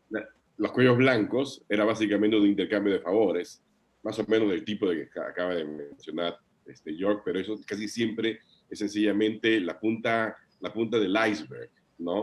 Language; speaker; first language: Spanish; native; Spanish